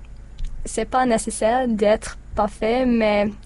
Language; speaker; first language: French; non-native, learner; English